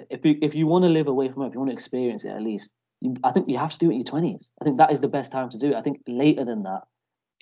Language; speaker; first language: English; native; English